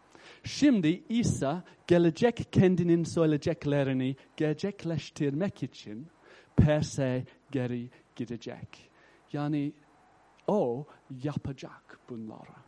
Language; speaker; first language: Turkish; non-native, fluent; English